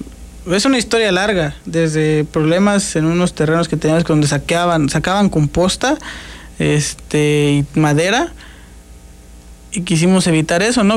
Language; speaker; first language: Spanish; native; Spanish